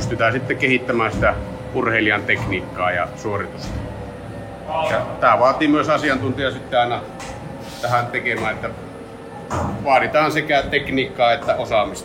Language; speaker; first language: Finnish; native; Finnish